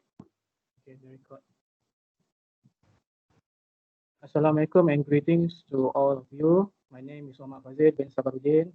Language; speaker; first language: English; non-native, local second language; Malay